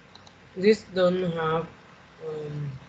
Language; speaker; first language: English; non-native, learner; Vietnamese